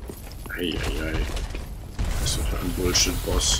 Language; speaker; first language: German; native; German